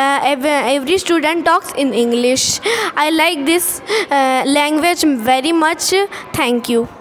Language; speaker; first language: English; non-native, learner; Hindi